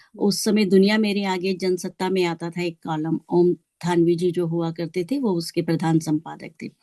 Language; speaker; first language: Hindi; native; Hindi